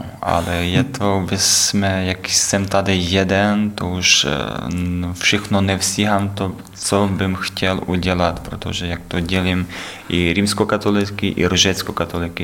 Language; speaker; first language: Czech; non-native, learner; Ukrainian